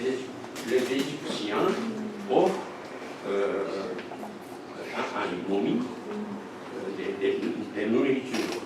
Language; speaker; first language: French; non-native, fluent; Japanese